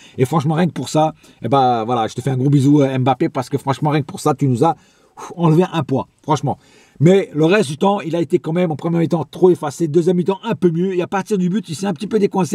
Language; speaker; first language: French; native; French